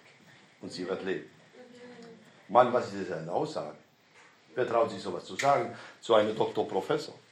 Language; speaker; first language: German; non-native, fluent; Romanian